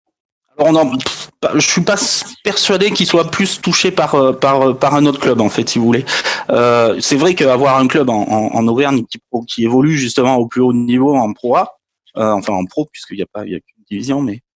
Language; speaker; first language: French; native; French